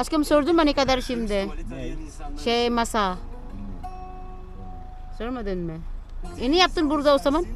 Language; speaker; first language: Turkish; non-native, learner; Filipino